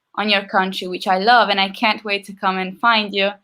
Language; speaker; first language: English; non-native, fluent; Italian